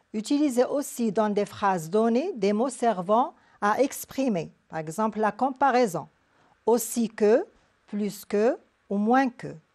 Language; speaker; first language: French; non-native, local second language; Arabic